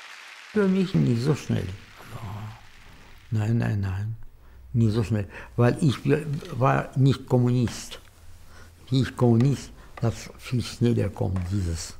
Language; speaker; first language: German; non-native, learner; Russian